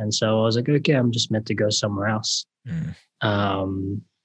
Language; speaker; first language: English; native; English